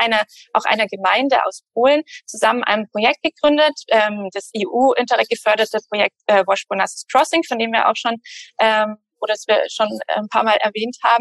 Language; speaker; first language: German; native; German